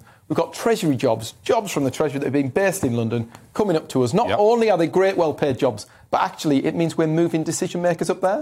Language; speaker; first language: English; native; English